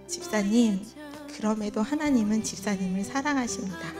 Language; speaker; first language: Korean; native; Korean